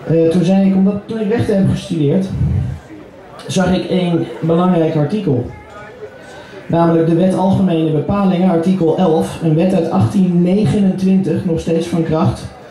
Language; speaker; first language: Dutch; native; Dutch